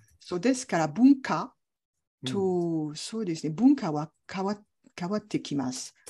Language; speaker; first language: Japanese; non-native, learner; French